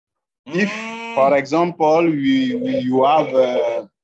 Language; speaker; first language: English; non-native, learner; French